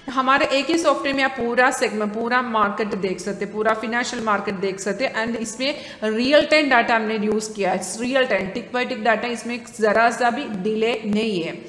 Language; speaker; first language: Hindi; non-native, local second language; Malayalam